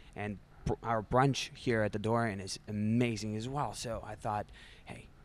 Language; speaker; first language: English; non-native, fluent; Russian